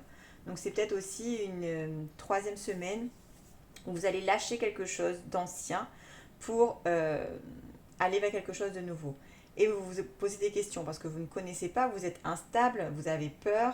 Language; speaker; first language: French; native; French